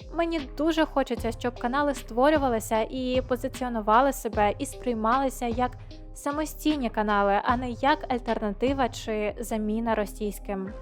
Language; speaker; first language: Ukrainian; non-native, local second language; Russian